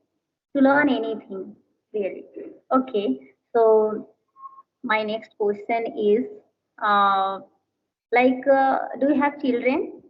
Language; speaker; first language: English; non-native, learner; Hindi